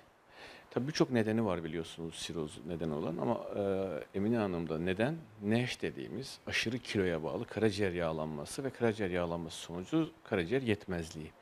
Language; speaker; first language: Turkish; native; Turkish